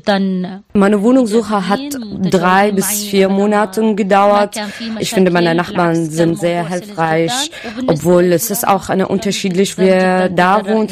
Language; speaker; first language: German; non-native, learner; Arabic